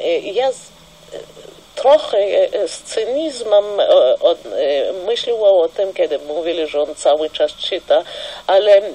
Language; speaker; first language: Polish; non-native, fluent; Russian